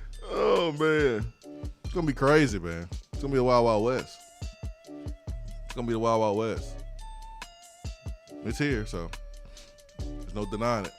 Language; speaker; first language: English; native; English